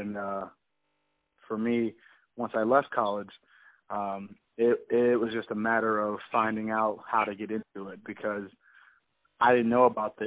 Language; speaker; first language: English; native; English